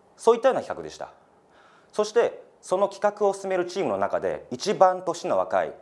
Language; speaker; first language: Japanese; native; Japanese